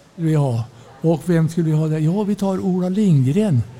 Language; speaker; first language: Swedish; native; Swedish